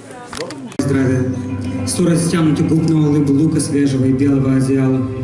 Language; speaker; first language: Russian; native; Russian